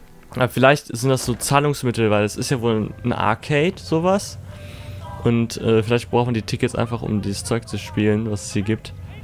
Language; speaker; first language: German; native; German